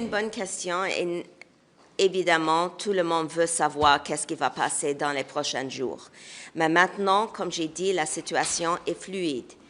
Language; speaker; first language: French; non-native, local second language; English